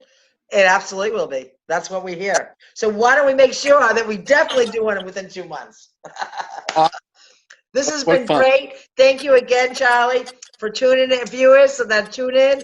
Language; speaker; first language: English; native; English